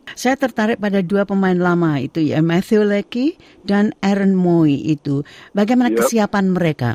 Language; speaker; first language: Indonesian; native; Indonesian